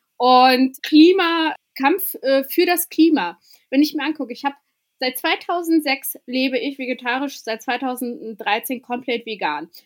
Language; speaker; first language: German; early bilingual, other home language; Albanian